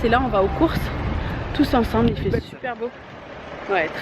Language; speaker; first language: French; native; French